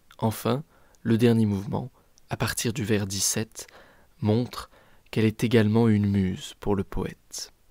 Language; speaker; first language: French; native; French